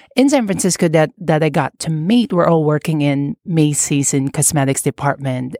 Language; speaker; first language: English; non-native, local second language; Filipino